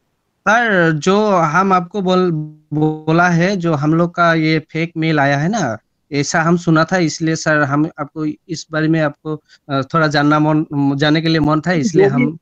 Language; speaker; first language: Hindi; non-native, local second language; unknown